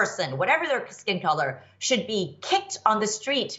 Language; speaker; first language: English; early bilingual, other home language; Chinese